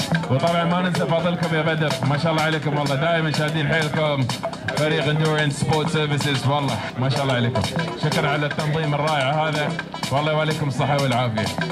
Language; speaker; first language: Arabic; native; Arabic